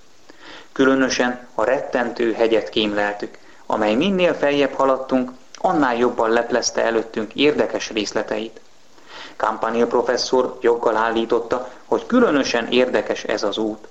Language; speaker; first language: Hungarian; native; Hungarian